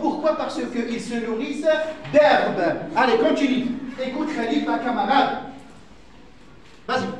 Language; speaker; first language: French; non-native, fluent; Arabic